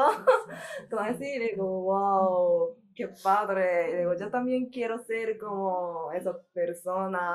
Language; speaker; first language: Spanish; non-native, learner; Japanese